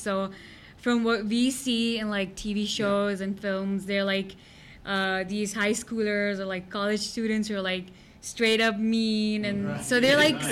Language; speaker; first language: English; non-native, local second language; Gujarati